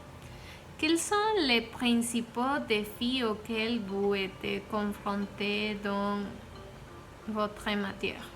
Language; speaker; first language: French; non-native, learner; Spanish